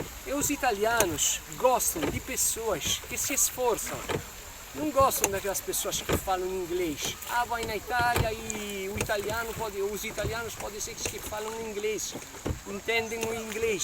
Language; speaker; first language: Portuguese; non-native, fluent; Italian